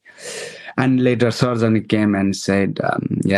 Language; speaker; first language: English; non-native, local second language; Nepali